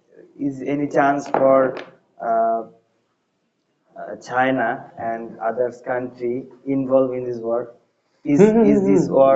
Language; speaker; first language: English; non-native, learner; Bangla